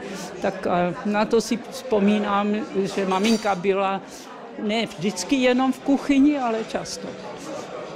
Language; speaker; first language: Czech; early bilingual, heritage; Czech